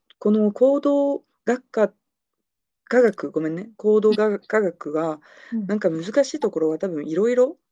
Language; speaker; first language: Japanese; non-native, fluent; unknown